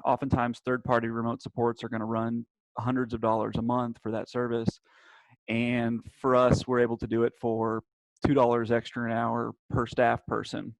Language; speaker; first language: English; native; English